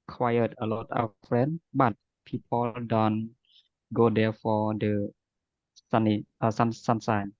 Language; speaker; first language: English; non-native, learner; Khmer